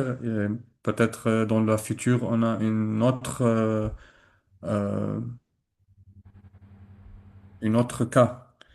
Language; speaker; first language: French; non-native, learner; Arabic